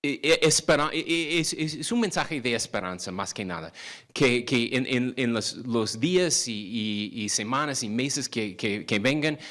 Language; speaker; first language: Spanish; non-native, fluent; English